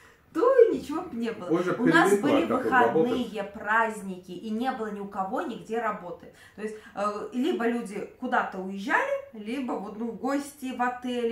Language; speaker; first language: Russian; native; Russian